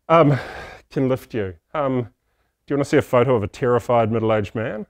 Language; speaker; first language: English; native; English